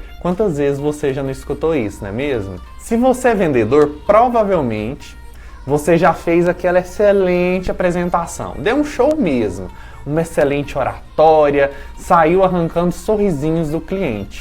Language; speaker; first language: Portuguese; native; Portuguese